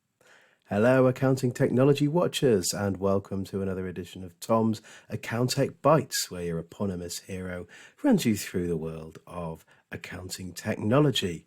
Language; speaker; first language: English; native; English